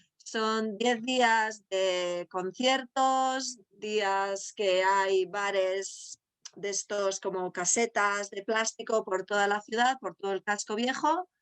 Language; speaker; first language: Spanish; non-native, local second language; Basque